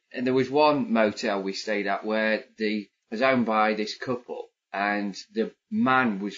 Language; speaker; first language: English; native; English